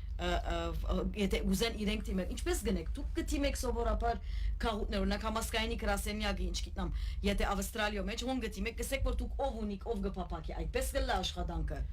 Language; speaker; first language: Armenian; native; Armenian